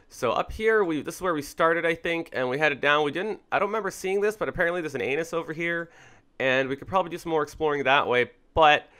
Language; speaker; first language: English; native; English